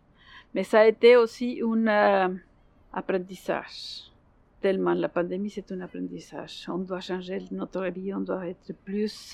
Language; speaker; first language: French; non-native, learner; Spanish